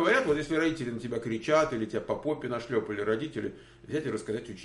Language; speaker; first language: Russian; native; Russian